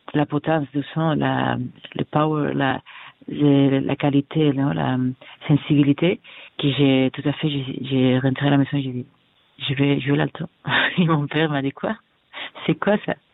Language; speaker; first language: French; non-native, fluent; Spanish